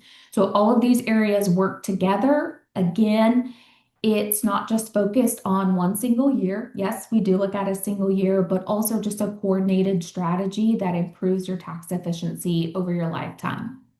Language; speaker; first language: English; native; English